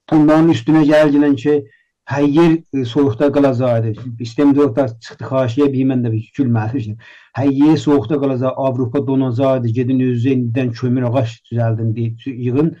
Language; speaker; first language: Azerbaijani; native; Azerbaijani